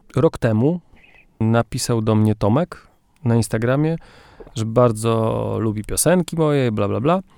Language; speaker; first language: Polish; native; Polish